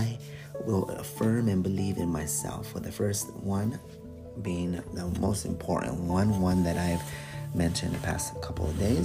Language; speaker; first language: English; native; English